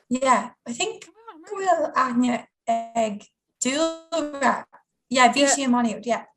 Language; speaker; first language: Irish; non-native, local second language; English